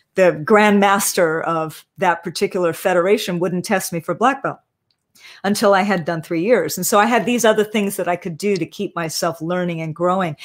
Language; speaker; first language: English; native; English